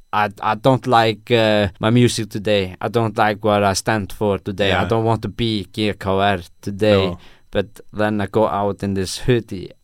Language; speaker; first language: English; non-native, fluent; Icelandic